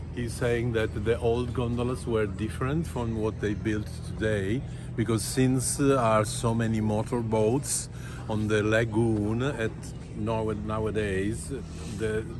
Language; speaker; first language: English; non-native, fluent; Italian